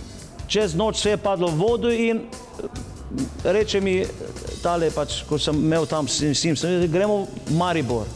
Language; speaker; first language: Slovenian; non-native, fluent; Albanian